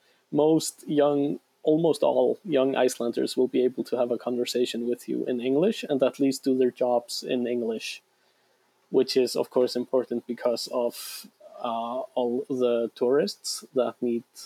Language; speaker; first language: English; non-native, fluent; Icelandic